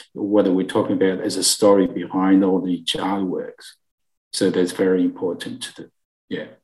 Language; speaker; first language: English; non-native, learner; Chinese